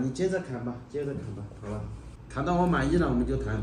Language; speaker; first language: Chinese; native; Chinese